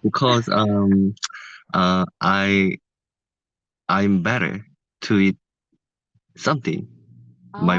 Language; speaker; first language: English; non-native, learner; Korean